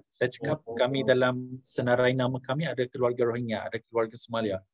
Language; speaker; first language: Malay; native; Malay